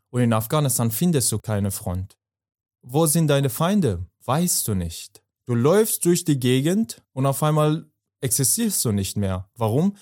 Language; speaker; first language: German; non-native, fluent; Persian